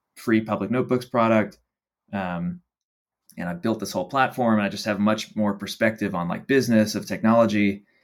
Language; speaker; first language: English; native; English